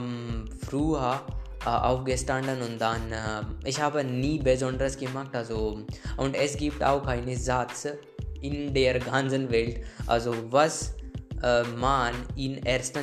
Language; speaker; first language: German; non-native, learner; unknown